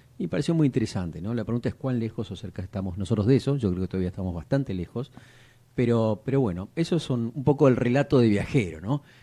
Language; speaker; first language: Spanish; native; Spanish